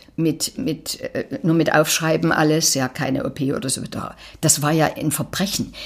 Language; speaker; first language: German; native; German